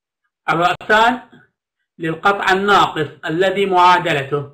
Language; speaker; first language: Arabic; native; Arabic